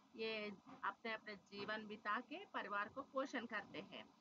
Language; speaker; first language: Hindi; non-native, local second language; Telugu